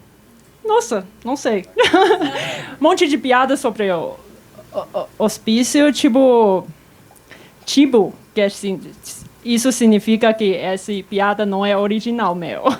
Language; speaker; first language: Portuguese; non-native, fluent; Chinese